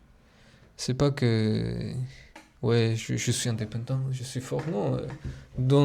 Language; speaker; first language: French; non-native, fluent; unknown